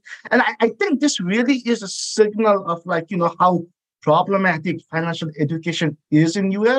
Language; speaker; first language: English; non-native, local second language; Nepali